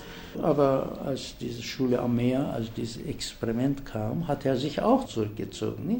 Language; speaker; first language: German; non-native, fluent; Turkish